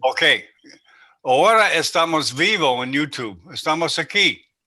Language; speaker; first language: Spanish; non-native, learner; English